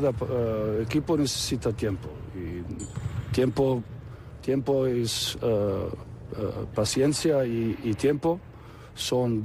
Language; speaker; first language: Spanish; non-native, fluent; Serbian